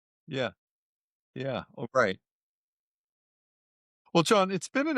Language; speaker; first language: English; native; English